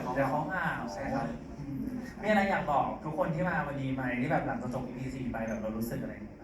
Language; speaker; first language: Thai; native; Thai